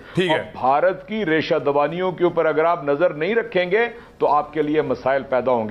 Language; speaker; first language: Urdu; native; Urdu